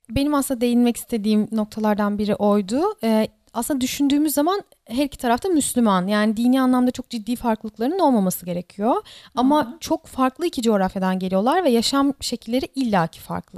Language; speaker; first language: Turkish; native; Turkish